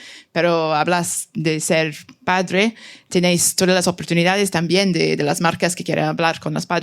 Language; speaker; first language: Spanish; non-native, fluent; French